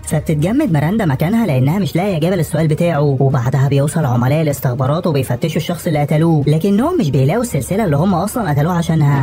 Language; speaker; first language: Arabic; native; Arabic